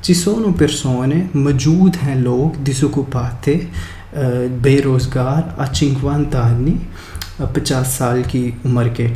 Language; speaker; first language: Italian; non-native, fluent; Urdu